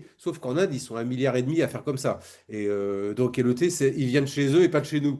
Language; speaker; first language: French; native; French